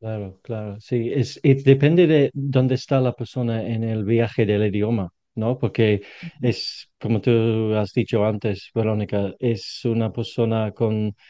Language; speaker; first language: Spanish; non-native, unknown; English